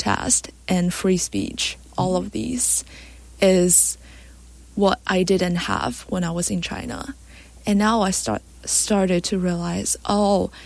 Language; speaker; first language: English; non-native, fluent; Chinese